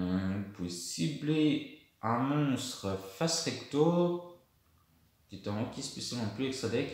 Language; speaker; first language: French; native; French